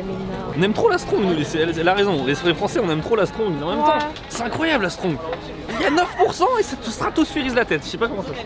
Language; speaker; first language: French; native; French